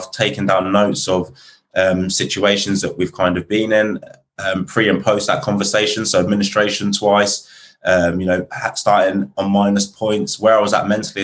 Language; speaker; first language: English; native; English